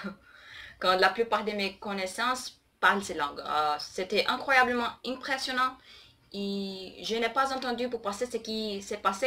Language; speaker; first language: French; non-native, learner; Portuguese